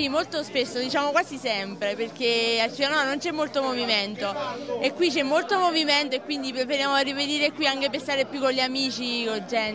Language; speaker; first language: Italian; native; Italian